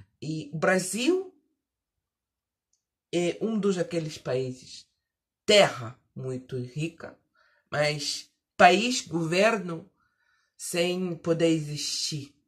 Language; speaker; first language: Portuguese; early bilingual, heritage; Portuguese